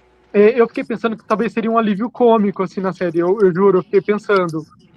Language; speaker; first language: Portuguese; native; Portuguese